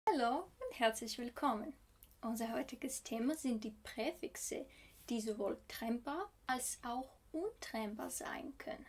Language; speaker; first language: German; non-native, fluent; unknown